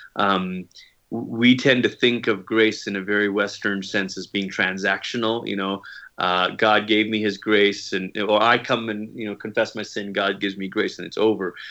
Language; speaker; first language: English; native; English